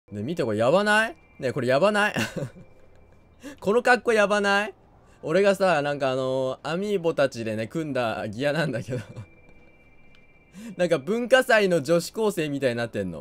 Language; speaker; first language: Japanese; native; Japanese